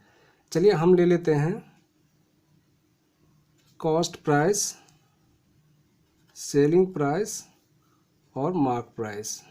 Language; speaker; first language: Hindi; native; Hindi